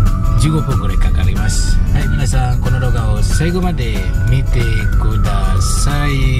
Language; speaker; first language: Japanese; non-native, learner; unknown